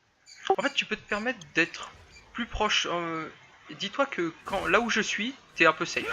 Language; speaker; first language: French; native; French